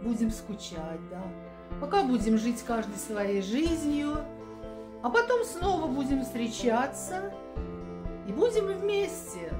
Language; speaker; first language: Russian; native; Russian